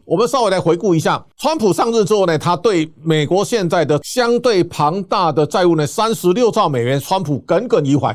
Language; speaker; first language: Chinese; native; Chinese